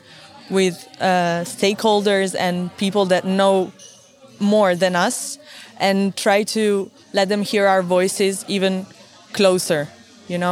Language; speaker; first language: English; non-native, fluent; Italian